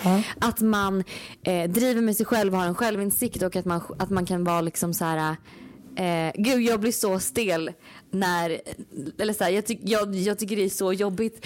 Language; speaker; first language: Swedish; native; Swedish